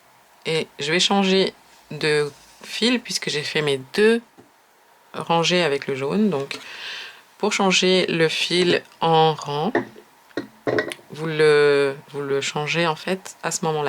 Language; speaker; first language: French; native; French